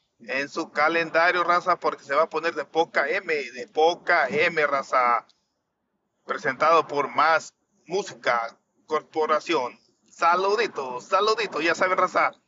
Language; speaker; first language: Spanish; native; Spanish